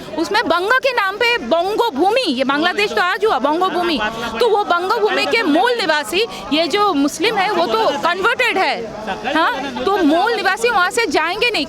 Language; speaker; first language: Hindi; non-native, local second language; Bangla